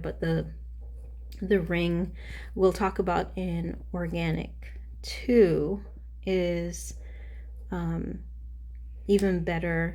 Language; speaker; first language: English; native; English